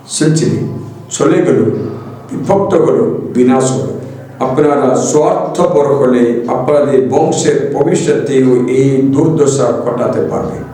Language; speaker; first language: Bangla; non-native, fluent; Malayalam